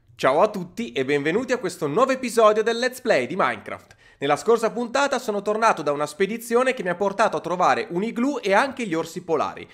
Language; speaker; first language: Italian; native; Italian